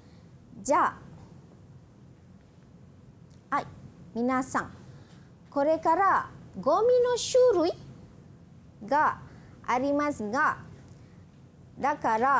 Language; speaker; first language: Japanese; non-native, fluent; Malay